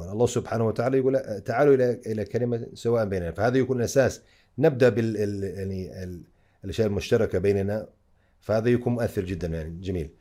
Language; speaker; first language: Arabic; non-native, fluent; English